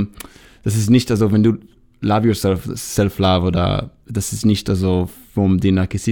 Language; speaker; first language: German; non-native, learner; Hebrew